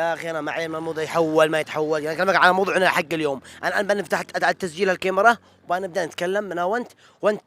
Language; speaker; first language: Arabic; native; Arabic